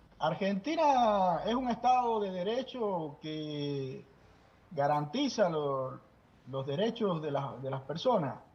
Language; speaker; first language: Spanish; native; Spanish